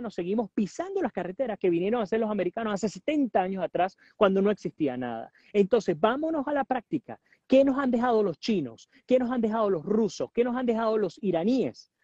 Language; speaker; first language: Spanish; native; Spanish